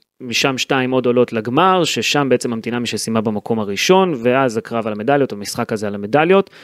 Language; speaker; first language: Hebrew; native; Hebrew